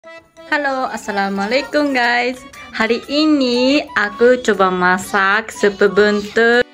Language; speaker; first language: Indonesian; non-native, learner; Japanese